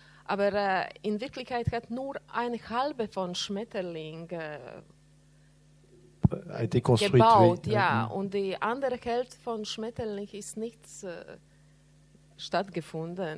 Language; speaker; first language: German; non-native, learner; Latvian